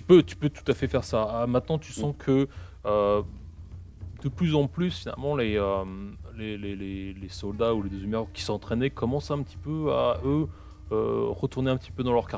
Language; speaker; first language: French; native; French